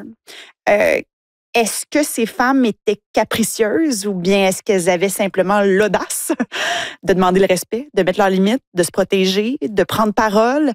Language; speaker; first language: French; native; French